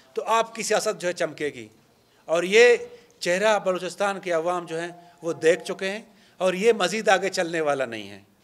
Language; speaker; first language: Urdu; non-native, local second language; Baluchi